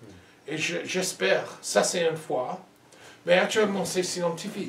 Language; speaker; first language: French; non-native, learner; English